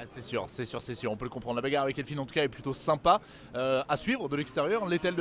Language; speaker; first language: French; native; French